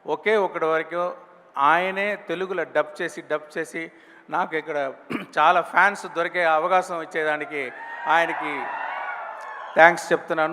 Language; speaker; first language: Telugu; non-native, local second language; Tamil